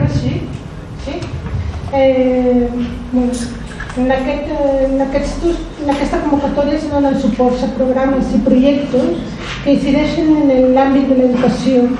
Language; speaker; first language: Catalan; non-native, local second language; Spanish